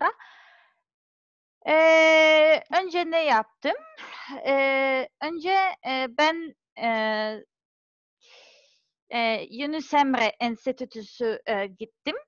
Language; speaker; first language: Turkish; non-native, learner; Serbian